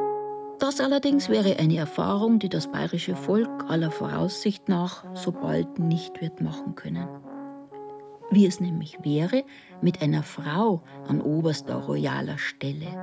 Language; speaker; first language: German; native; German